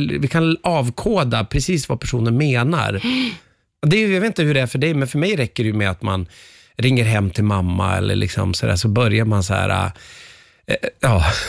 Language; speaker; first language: Swedish; native; Swedish